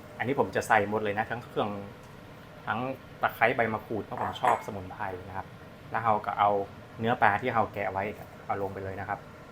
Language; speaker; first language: Thai; native; Thai